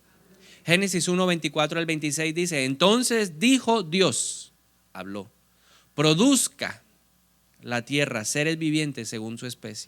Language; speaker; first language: Spanish; native; Spanish